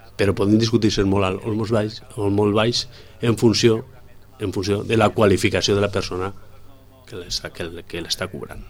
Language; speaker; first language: Catalan; non-native, local second language; Spanish